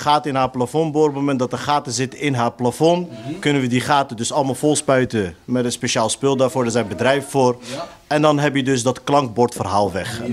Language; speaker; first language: Dutch; native; Dutch